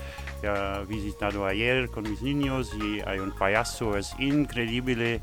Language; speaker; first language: Spanish; non-native, fluent; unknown